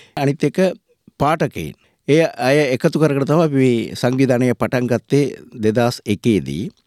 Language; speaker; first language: Sinhala; non-native, local second language; Tamil